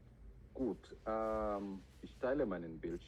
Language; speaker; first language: German; non-native, fluent; English